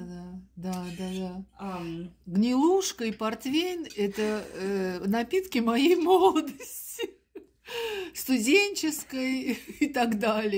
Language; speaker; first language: Russian; native; Russian